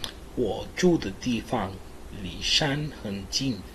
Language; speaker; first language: Chinese; non-native, learner; English